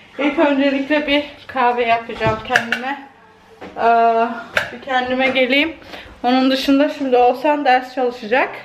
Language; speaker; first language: Turkish; early bilingual, heritage; Turkish